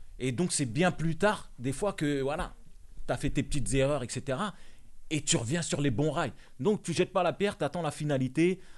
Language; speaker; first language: French; non-native, local second language; Bambara